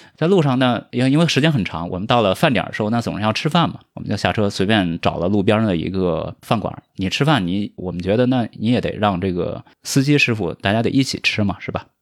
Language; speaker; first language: Chinese; native; Chinese